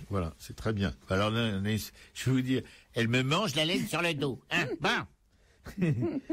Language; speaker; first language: French; native; French